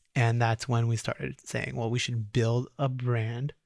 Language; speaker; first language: English; native; English